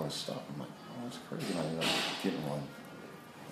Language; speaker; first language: English; native; English